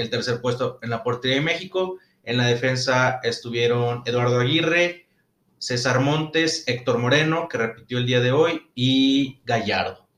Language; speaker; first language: Spanish; native; Spanish